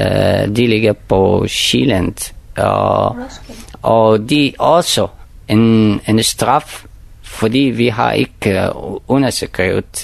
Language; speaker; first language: Danish; non-native, learner; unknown